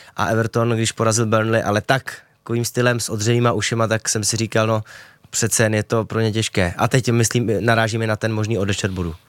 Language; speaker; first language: Czech; native; Czech